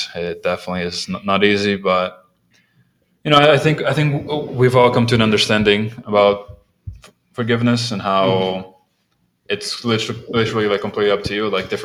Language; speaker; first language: English; non-native, fluent; Portuguese